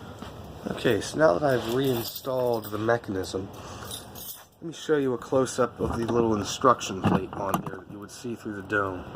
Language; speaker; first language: English; native; English